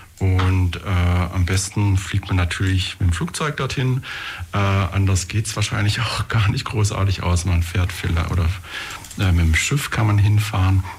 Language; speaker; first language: German; native; German